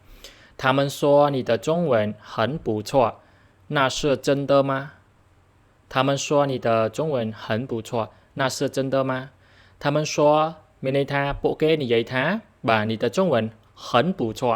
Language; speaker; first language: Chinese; non-native, fluent; Khmer